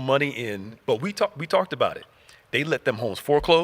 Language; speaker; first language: English; native; English